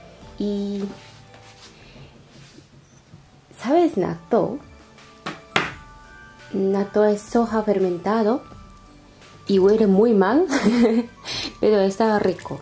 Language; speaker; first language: Spanish; non-native, fluent; Japanese